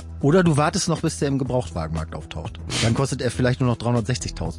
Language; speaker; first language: German; native; German